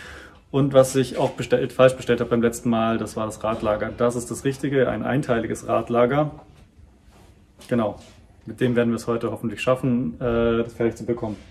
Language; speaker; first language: German; native; German